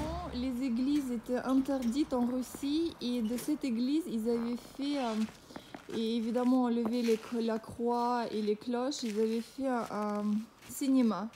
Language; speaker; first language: French; non-native, fluent; Russian